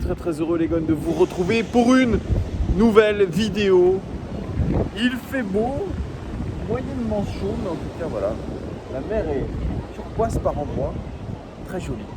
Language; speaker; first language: French; native; French